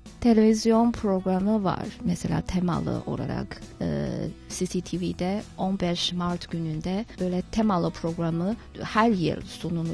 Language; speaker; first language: Turkish; non-native, fluent; Chinese